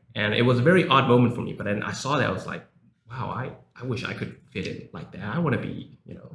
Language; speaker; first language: English; early bilingual, other home language; Chinese